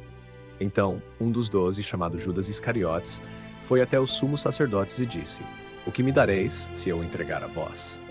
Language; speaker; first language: Portuguese; native; Portuguese